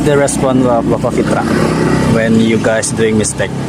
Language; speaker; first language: English; non-native, learner; Indonesian